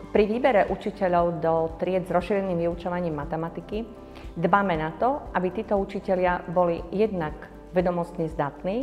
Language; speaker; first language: Slovak; native; Slovak